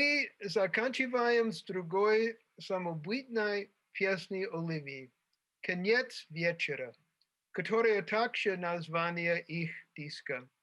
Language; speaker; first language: Russian; non-native, fluent; English